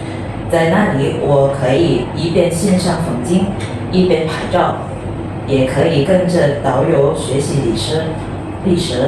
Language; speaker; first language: Chinese; non-native, learner; Indonesian